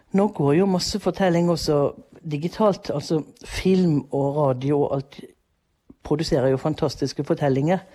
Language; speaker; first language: Norwegian; early bilingual, other home language; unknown